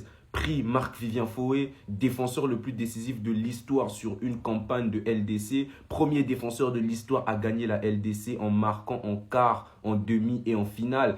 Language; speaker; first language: French; native; French